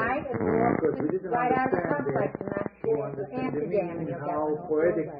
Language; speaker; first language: English; non-native, fluent; Ladino